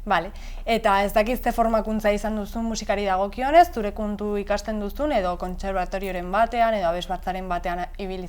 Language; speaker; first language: Basque; native; Basque